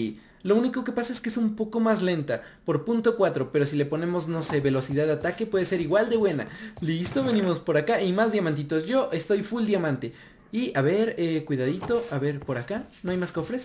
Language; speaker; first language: Spanish; native; Spanish